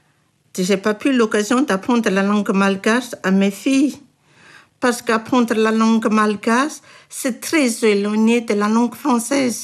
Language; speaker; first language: French; non-native, learner; Malagasy